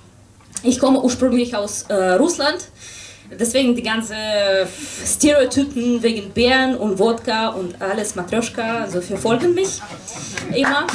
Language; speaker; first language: German; non-native, fluent; Russian